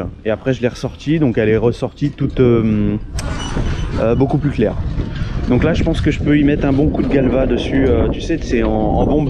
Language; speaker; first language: French; native; French